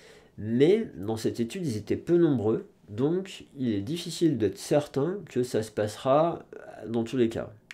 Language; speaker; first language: French; native; French